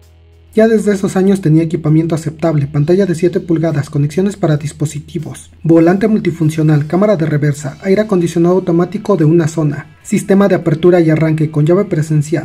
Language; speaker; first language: Spanish; native; Spanish